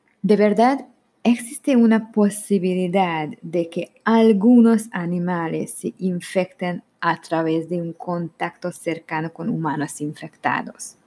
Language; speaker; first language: Spanish; non-native, learner; Hungarian